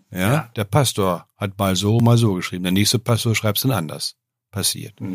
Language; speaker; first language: German; native; German